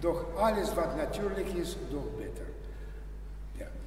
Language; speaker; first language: Dutch; non-native, learner; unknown